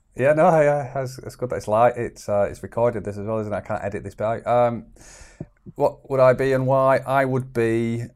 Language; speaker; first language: English; native; English